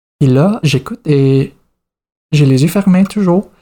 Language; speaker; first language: French; non-native, fluent; English